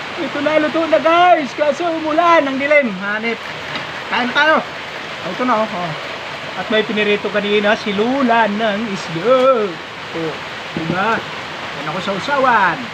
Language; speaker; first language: Filipino; non-native, local second language; Cebuano